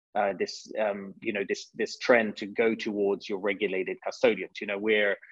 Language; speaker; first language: English; non-native, fluent; French